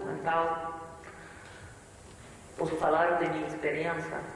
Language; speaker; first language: Portuguese; non-native, learner; French